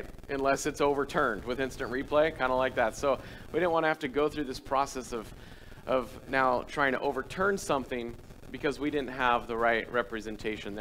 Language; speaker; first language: English; native; English